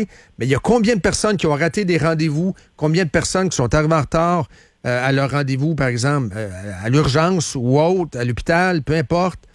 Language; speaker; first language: French; native; French